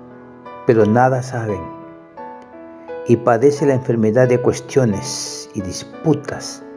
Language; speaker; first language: Spanish; native; Spanish